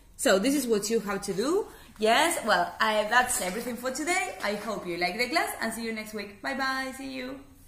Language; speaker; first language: English; non-native, fluent; Spanish